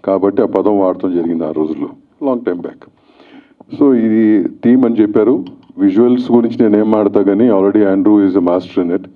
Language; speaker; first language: Telugu; native; Telugu